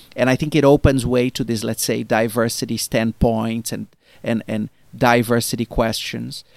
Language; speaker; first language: English; non-native, fluent; Portuguese